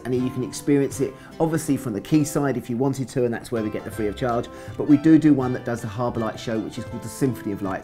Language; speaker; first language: English; native; English